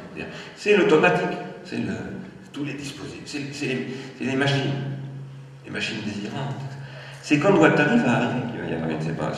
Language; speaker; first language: French; native; French